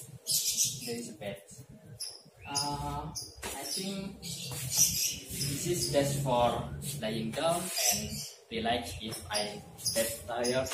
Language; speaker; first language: English; non-native, learner; Indonesian